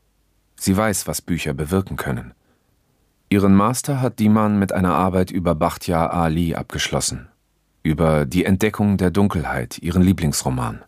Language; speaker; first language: German; native; German